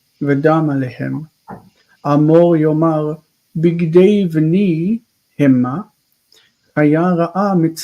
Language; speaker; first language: Hebrew; non-native, fluent; English